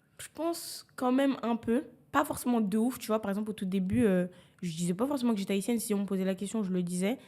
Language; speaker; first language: French; early bilingual, other home language; Haitian Creole